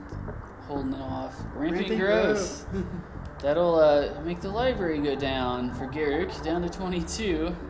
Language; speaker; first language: English; native; English